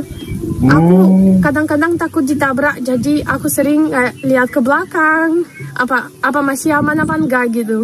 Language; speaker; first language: Indonesian; non-native, fluent; Russian